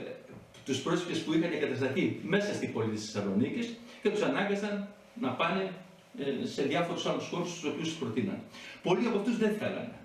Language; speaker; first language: Greek; native; Greek